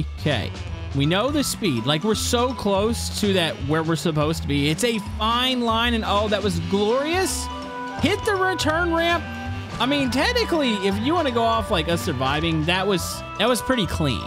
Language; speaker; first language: English; native; English